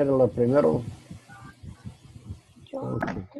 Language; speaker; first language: Spanish; non-native, fluent; English